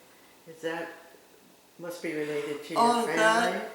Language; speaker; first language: English; native; English